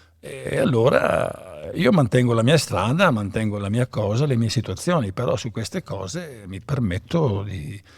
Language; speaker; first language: Italian; native; Italian